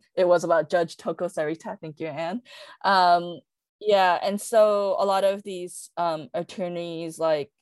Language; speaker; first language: English; native; English